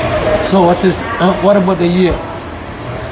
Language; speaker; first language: English; non-native, learner; Indonesian